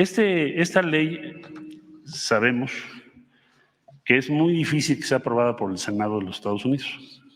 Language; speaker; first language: Spanish; native; Spanish